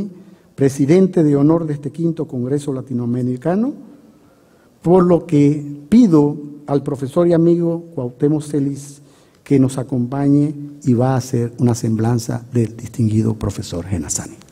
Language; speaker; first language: Spanish; native; Spanish